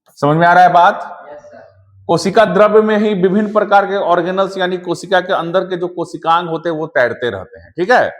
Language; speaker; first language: Hindi; native; Hindi